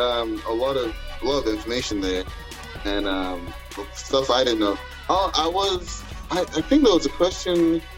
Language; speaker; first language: English; non-native, local second language; Yoruba